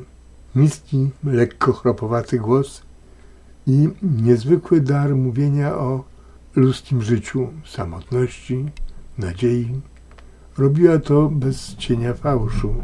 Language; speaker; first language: Polish; native; Polish